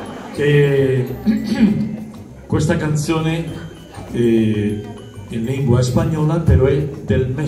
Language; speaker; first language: Italian; non-native, fluent; Spanish